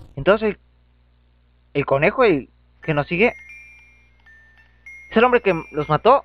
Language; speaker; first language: Spanish; native; Spanish